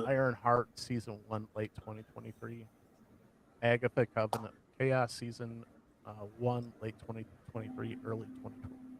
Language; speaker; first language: English; native; English